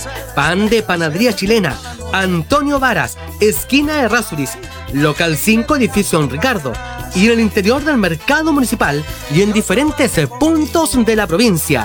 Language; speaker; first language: Spanish; native; Spanish